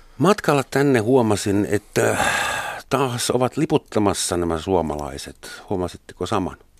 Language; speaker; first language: Finnish; non-native, fluent; German